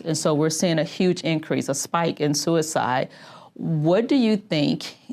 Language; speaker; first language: English; native; English